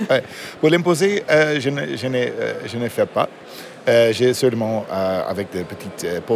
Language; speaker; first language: French; non-native, learner; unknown